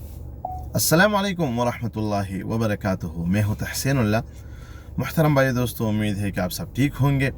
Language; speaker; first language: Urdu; non-native, local second language; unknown